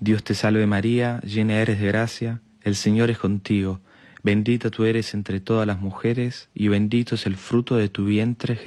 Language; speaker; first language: Spanish; native; Spanish